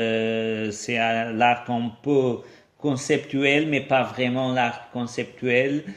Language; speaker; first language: French; non-native, fluent; Portuguese